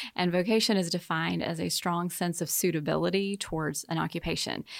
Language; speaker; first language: English; native; English